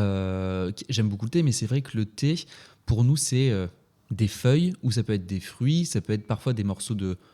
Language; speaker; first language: French; native; French